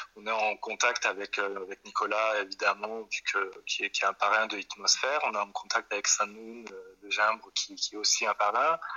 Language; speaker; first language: French; native; French